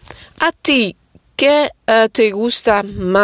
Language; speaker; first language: Spanish; non-native, fluent; Dutch